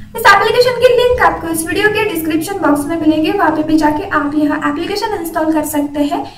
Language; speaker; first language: Hindi; non-native, local second language; Marathi